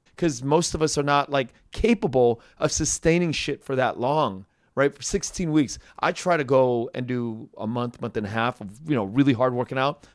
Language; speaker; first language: English; native; English